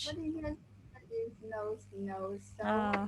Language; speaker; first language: English; non-native, learner; Vietnamese